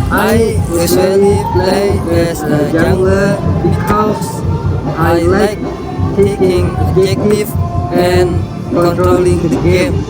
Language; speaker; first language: English; non-native, learner; Indonesian